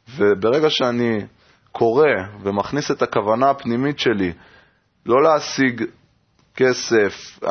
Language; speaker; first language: Hebrew; native; Hebrew